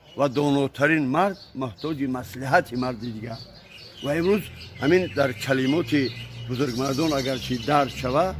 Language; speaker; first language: Tajik; native; Tajik